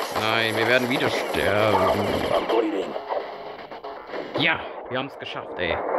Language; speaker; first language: German; native; German